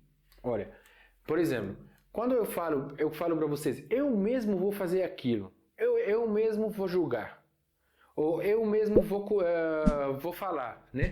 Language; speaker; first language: Portuguese; non-native, fluent; Arabic